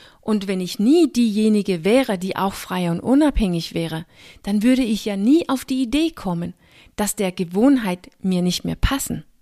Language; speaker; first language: German; non-native, fluent; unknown